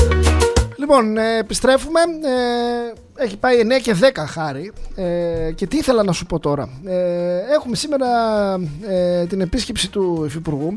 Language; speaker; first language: Greek; native; Greek